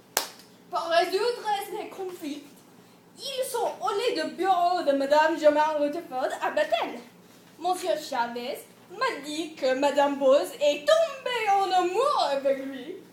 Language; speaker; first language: French; non-native, learner; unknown